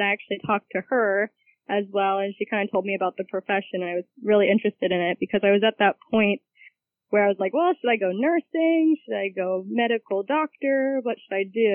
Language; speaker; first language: English; native; English